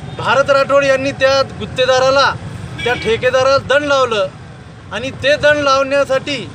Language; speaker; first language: Marathi; native; Marathi